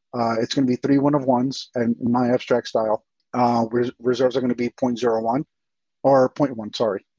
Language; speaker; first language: English; early bilingual, other home language; Spanish